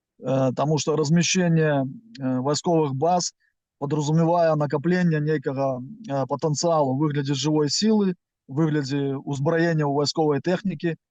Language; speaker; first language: Belarusian; non-native, local second language; Russian